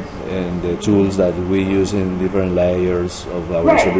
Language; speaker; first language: English; non-native, learner; Spanish